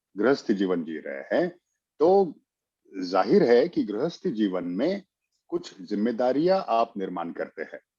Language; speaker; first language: Hindi; non-native, local second language; Marathi